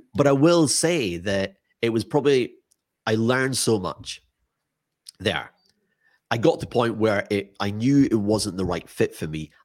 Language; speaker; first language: English; native; English